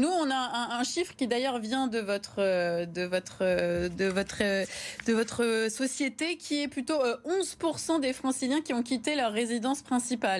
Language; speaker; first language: French; native; French